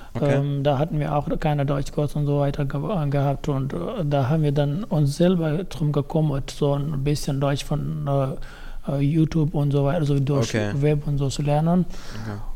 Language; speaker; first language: German; non-native, fluent; Persian